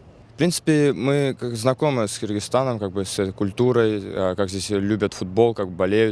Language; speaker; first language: Russian; native; Russian